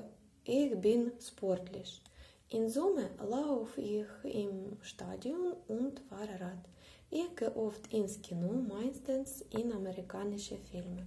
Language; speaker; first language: German; non-native, learner; Ukrainian